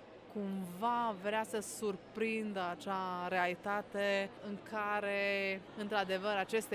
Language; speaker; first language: Romanian; non-native, local second language; Hungarian